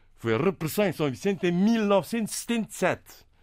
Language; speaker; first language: Portuguese; non-native, local second language; Kabuverdianu